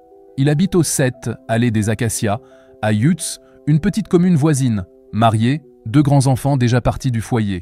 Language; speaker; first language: French; native; French